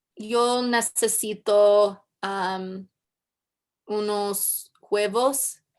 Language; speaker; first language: Spanish; non-native, learner; English